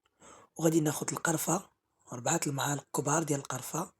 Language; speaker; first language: Arabic; native; Arabic